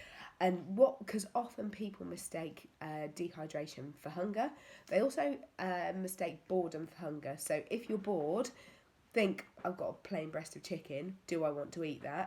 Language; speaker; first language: English; native; English